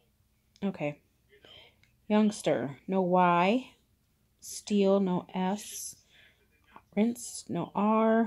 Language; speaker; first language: English; native; English